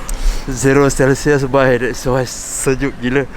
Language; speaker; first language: English; non-native, learner; Malay